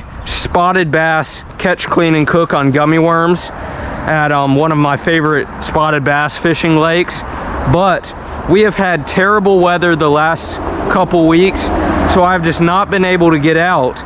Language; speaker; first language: English; native; English